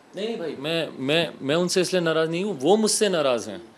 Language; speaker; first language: Hindi; native; Hindi